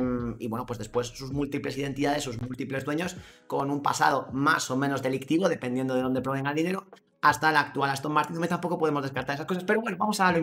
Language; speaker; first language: Spanish; native; Spanish